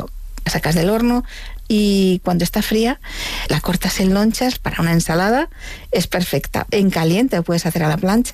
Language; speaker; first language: Spanish; native; Spanish